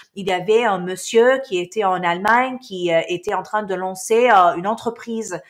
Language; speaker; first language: French; non-native, local second language; Arabic